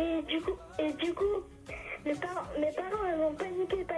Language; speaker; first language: French; early bilingual, other home language; Turkish